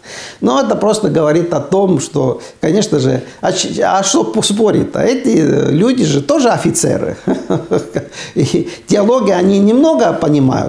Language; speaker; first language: Russian; non-native, fluent; Estonian